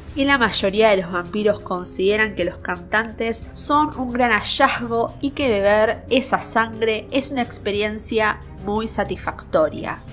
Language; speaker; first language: Spanish; native; Spanish